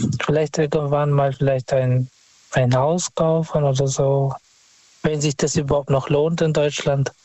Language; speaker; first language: German; non-native, fluent; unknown